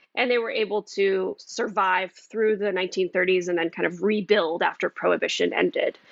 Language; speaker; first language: English; native; English